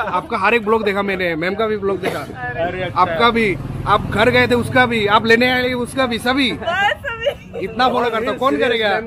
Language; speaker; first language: Hindi; non-native, local second language; Assamese